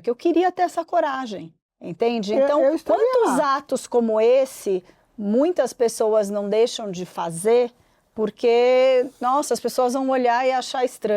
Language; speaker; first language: Portuguese; native; Portuguese